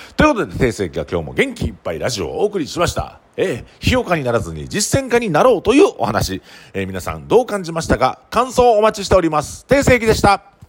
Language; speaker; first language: Japanese; native; Japanese